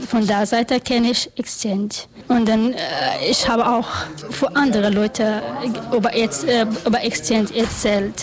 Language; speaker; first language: German; non-native, learner; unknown